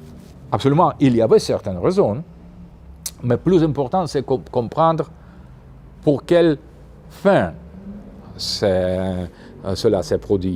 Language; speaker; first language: French; non-native, fluent; Russian